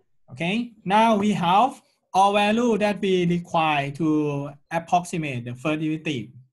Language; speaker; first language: English; non-native, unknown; Thai